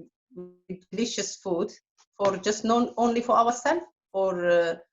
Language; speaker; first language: English; non-native, learner; Turkish